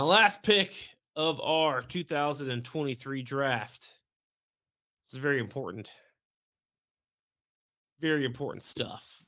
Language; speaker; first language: English; native; English